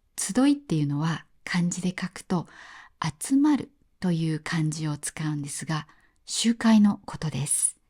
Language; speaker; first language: Japanese; native; Japanese